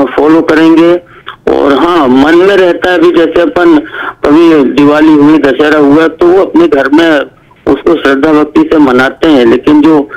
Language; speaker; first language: Hindi; native; Hindi